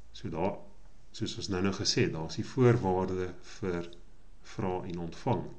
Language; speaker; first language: Afrikaans; native; Afrikaans